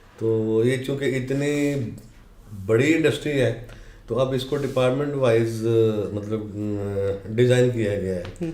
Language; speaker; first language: Urdu; native; Urdu